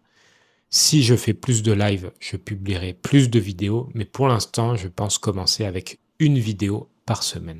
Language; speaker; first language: French; native; French